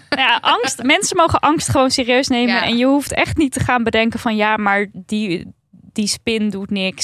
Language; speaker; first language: Dutch; native; Dutch